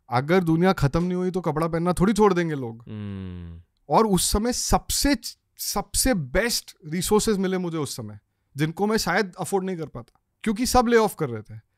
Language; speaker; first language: Hindi; native; Hindi